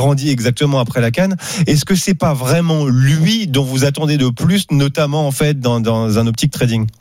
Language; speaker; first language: French; native; French